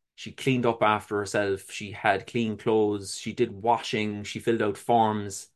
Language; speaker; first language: English; native; English